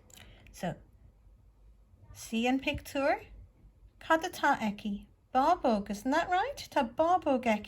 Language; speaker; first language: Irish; non-native, local second language; English